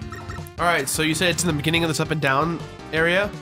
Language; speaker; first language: English; native; English